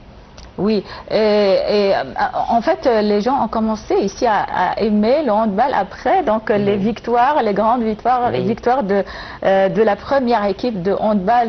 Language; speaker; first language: French; non-native, fluent; Arabic